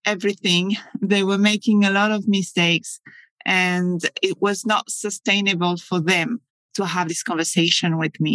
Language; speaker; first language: English; non-native, fluent; French